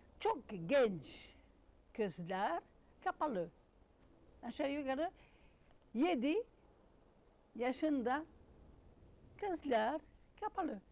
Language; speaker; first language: Turkish; non-native, learner; French